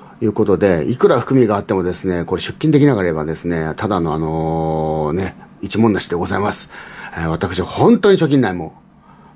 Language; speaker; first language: Japanese; native; Japanese